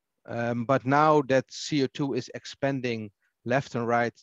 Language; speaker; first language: English; non-native, fluent; Dutch